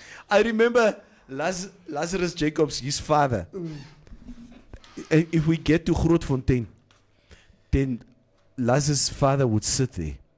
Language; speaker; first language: English; non-native, local second language; Afrikaans